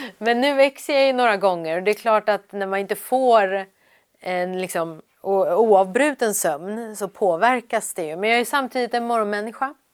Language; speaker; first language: Swedish; early bilingual, other home language; Persian